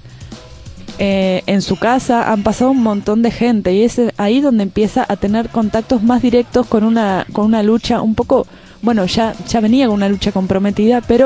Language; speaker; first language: Spanish; native; Spanish